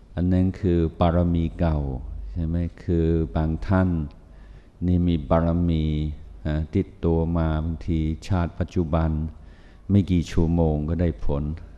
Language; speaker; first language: Thai; non-native, fluent; English